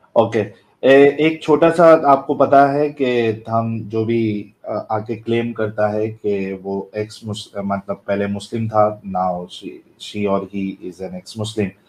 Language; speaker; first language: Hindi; native; Hindi